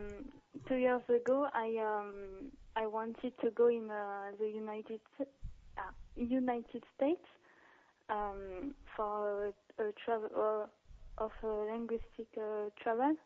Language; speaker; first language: English; non-native, learner; French